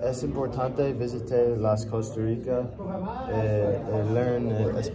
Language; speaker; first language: Spanish; non-native, learner; English